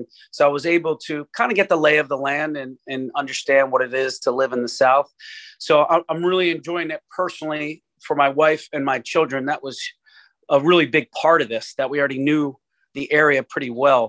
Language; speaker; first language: English; native; English